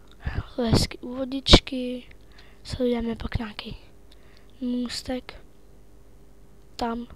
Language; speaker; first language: Czech; native; Czech